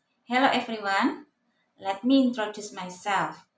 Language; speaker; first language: English; non-native, fluent; Indonesian